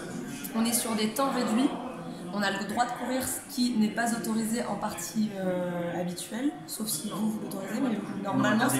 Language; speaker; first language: French; native; French